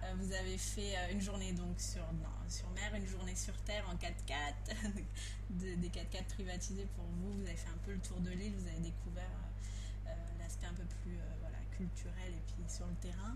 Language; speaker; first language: French; native; French